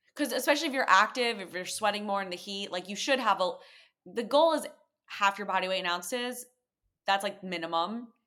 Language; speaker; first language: English; native; English